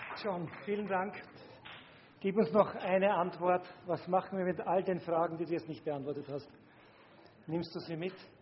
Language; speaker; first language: German; native; German